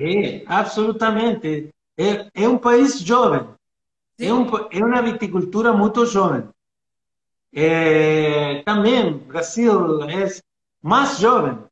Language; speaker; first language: Portuguese; non-native, learner; Spanish